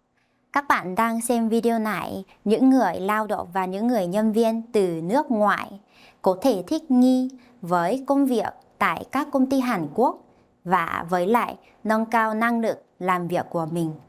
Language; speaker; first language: Vietnamese; non-native, fluent; Korean